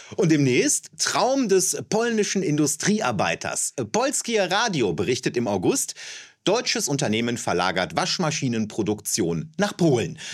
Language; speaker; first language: German; native; German